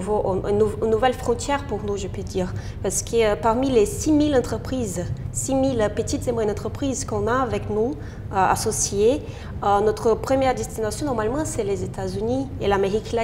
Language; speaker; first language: French; non-native, fluent; Portuguese